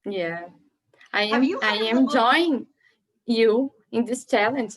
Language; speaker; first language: English; non-native, learner; Portuguese